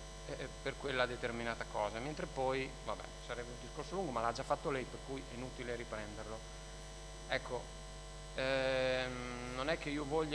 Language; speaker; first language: Italian; native; Italian